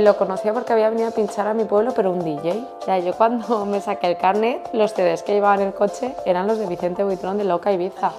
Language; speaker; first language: Spanish; native; Spanish